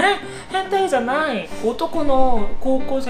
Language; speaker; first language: Japanese; non-native, learner; Korean